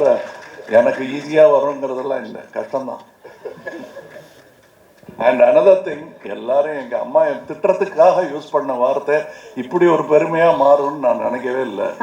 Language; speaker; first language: Tamil; native; Tamil